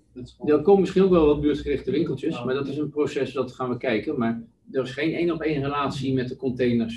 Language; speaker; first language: Dutch; native; Dutch